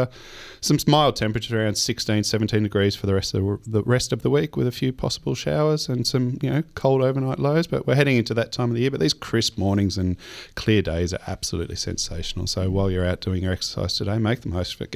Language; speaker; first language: English; native; English